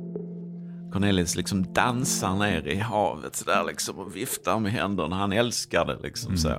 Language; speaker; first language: Swedish; native; Swedish